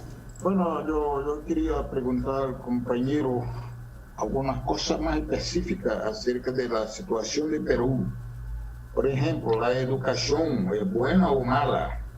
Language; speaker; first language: Spanish; non-native, fluent; Portuguese